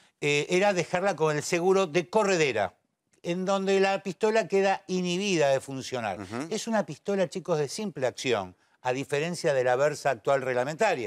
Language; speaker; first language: Spanish; native; Spanish